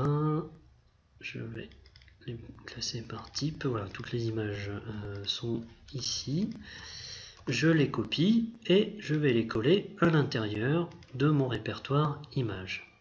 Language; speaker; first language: French; native; French